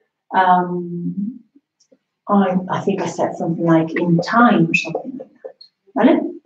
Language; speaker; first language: English; non-native, fluent; Spanish